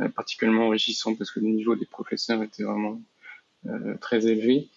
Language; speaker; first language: French; native; French